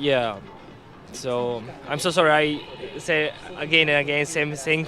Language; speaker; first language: English; non-native, learner; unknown